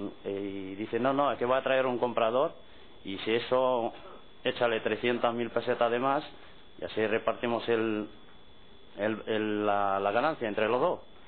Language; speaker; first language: Spanish; non-native, fluent; Arabic